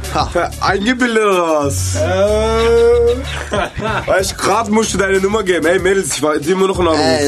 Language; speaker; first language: German; native; German